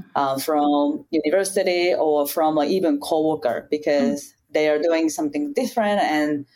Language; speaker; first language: English; non-native, fluent; Japanese